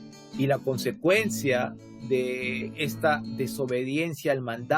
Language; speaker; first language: Spanish; native; Spanish